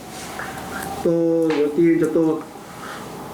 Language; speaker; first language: Korean; native; Korean